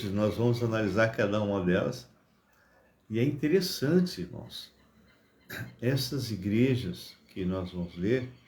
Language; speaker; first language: Portuguese; native; Portuguese